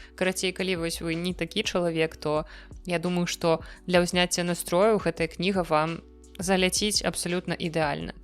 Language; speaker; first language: Belarusian; non-native, local second language; Russian